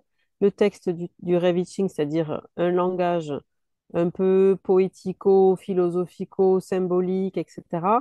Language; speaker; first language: French; native; French